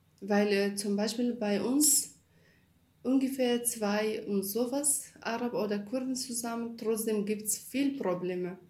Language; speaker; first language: German; non-native, learner; Kurdish